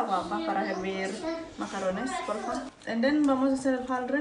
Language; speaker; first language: Spanish; non-native, learner; Indonesian